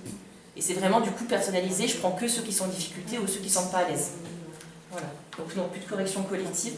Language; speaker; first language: French; native; French